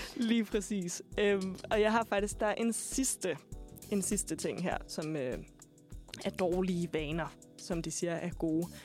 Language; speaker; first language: Danish; native; Danish